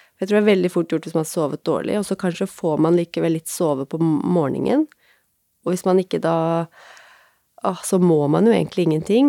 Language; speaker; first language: Norwegian; native; Norwegian